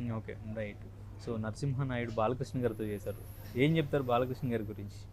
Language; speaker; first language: Telugu; native; Telugu